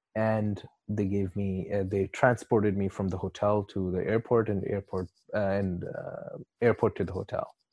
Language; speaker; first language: English; non-native, local second language; Urdu